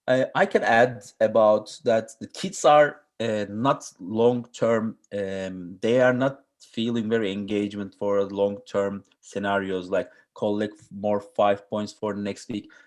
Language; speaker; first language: English; non-native, learner; Turkish